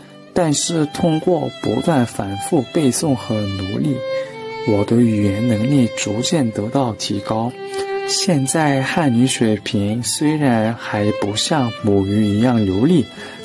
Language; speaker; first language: Chinese; non-native, fluent; Korean